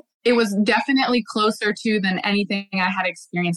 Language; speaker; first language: English; native; English